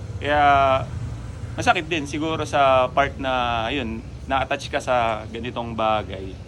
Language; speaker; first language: Filipino; native; Filipino